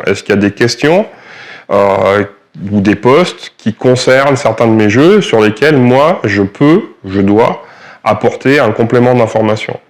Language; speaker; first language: French; native; French